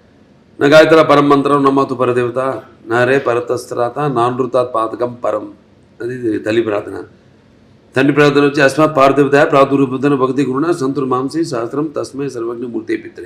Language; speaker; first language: Telugu; native; Telugu